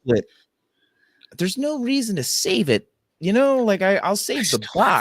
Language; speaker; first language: English; native; English